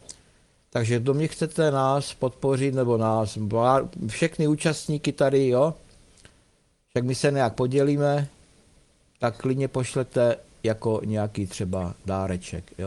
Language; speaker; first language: Czech; native; Czech